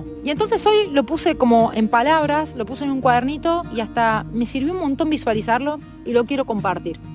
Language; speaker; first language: Spanish; native; Spanish